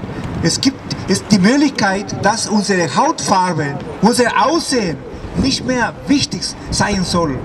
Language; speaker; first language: German; non-native, fluent; Spanish